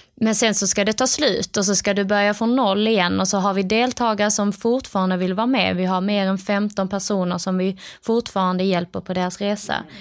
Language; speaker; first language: Swedish; native; Swedish